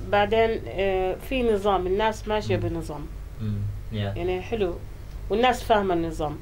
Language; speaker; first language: Arabic; native; Arabic